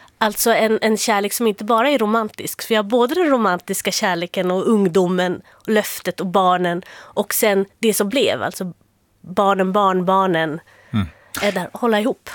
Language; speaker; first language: Swedish; native; Swedish